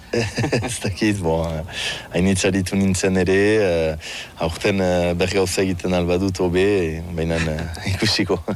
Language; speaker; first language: Basque; native; Basque